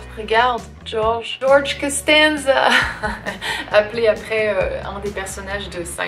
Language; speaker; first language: French; native; French